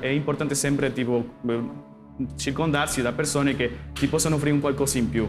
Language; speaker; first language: Italian; non-native, fluent; Spanish